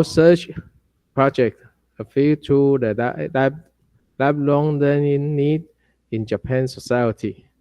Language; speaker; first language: English; non-native, learner; Chinese